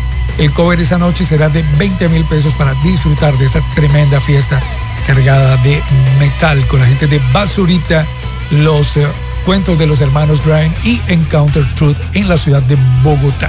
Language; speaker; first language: Spanish; native; Spanish